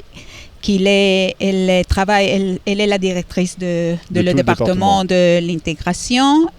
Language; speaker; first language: French; non-native, fluent; Spanish